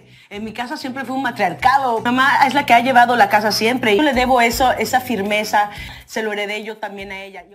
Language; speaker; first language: Spanish; native; Spanish